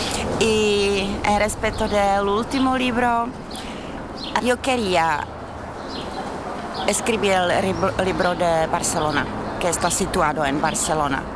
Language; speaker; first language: Spanish; non-native, learner; Czech